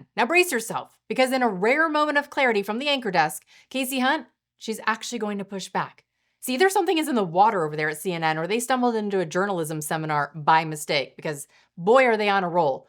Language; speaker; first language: English; native; English